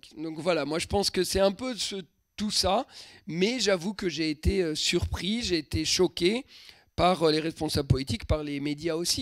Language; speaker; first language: French; native; French